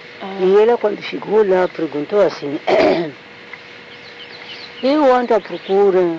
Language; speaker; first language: Portuguese; non-native, local second language; Tsonga